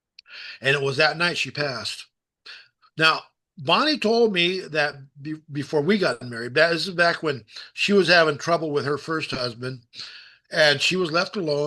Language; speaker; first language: English; native; English